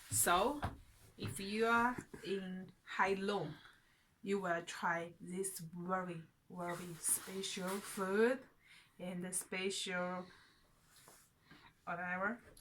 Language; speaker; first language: English; non-native, learner; Chinese